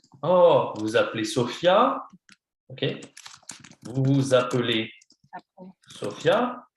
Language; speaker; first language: French; non-native, fluent; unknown